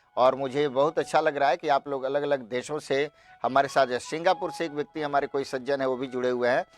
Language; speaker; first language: Hindi; native; Hindi